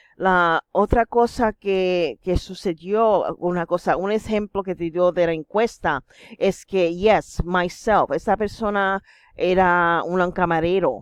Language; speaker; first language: Spanish; non-native, fluent; English